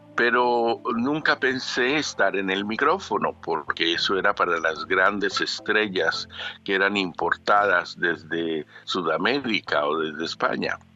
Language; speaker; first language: Spanish; native; Spanish